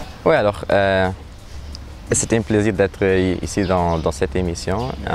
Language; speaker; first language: French; non-native, learner; German